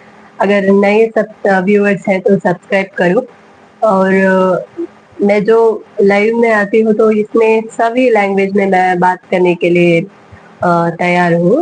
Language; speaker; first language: Hindi; non-native, local second language; Tulu